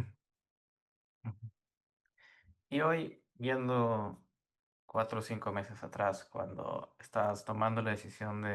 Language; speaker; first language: Spanish; native; Spanish